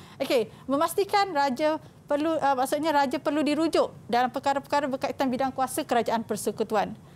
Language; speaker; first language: Malay; native; Malay